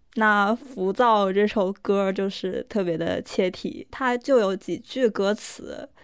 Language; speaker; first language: Chinese; non-native, local second language; Korean